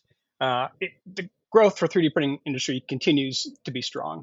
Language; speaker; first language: English; native; English